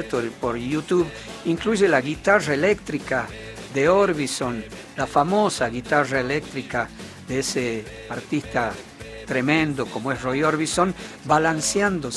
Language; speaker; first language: Spanish; native; Spanish